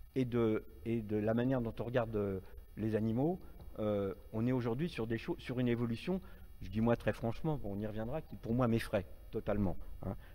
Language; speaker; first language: French; native; French